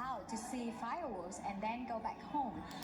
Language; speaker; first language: English; non-native, learner; Vietnamese